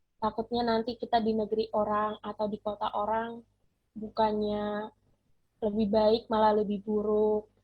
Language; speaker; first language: Indonesian; non-native, local second language; Batak Toba